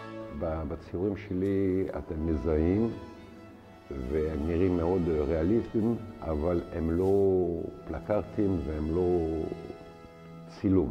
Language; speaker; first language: Hebrew; non-native, fluent; French